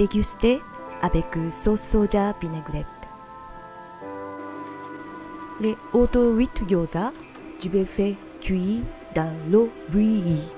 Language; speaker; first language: French; non-native, learner; Japanese